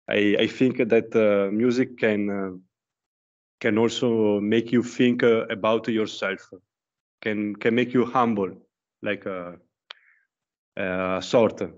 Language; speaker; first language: English; non-native, learner; Italian